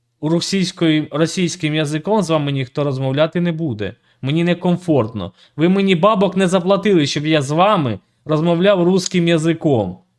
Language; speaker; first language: Ukrainian; native; Ukrainian